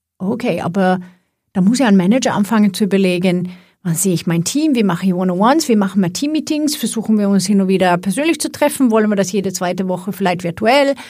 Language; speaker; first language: German; non-native, fluent; Swedish